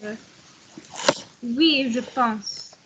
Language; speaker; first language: French; non-native, learner; Arabic